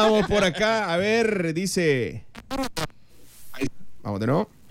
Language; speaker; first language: Spanish; native; Spanish